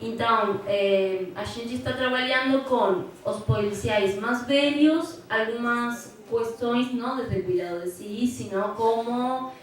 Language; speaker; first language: Portuguese; non-native, fluent; Spanish